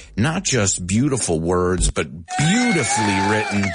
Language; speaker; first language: English; early bilingual, other home language; Spanish